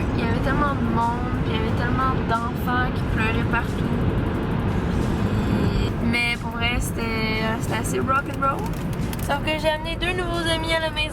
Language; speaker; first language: French; native; French